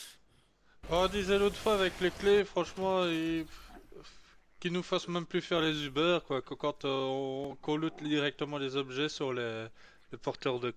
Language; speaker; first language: French; native; French